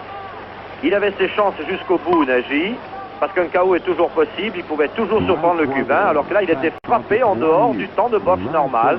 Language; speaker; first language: French; native; French